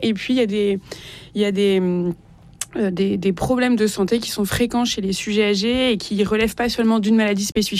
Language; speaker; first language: French; native; French